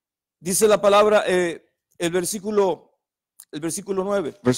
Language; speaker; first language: Spanish; native; Spanish